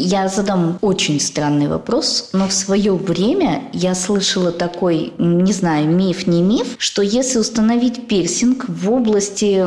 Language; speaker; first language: Russian; native; Russian